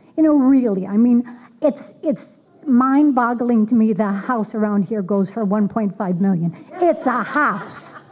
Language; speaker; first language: English; native; English